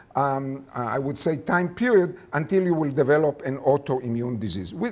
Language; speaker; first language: English; non-native, fluent; Hebrew